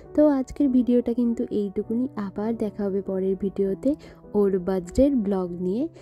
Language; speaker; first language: Bangla; native; Bangla